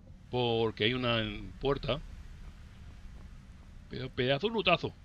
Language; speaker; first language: Spanish; native; Spanish